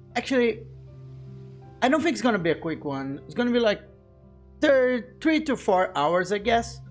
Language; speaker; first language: English; non-native, fluent; Portuguese